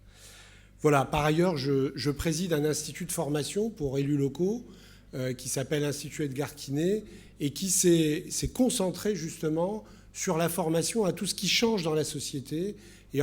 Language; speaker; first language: French; native; French